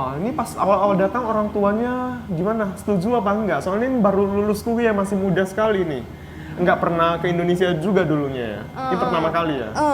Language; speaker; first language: Indonesian; native; Indonesian